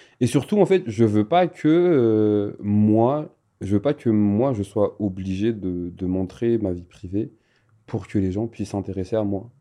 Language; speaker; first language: French; non-native, local second language; Malagasy